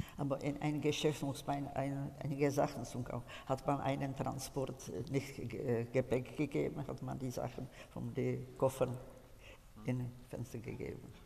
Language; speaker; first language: German; non-native, fluent; Czech